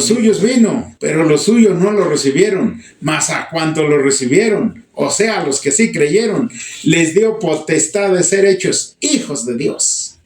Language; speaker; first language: Spanish; native; Spanish